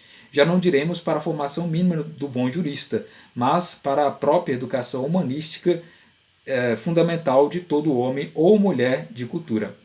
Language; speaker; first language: Portuguese; native; Portuguese